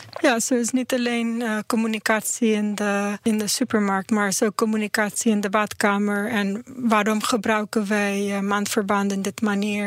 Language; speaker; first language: Dutch; non-native, learner; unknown